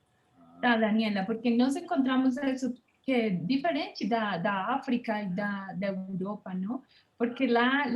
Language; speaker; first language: Portuguese; non-native, fluent; Spanish